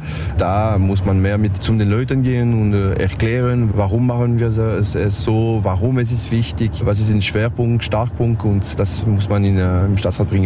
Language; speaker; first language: German; non-native, learner; French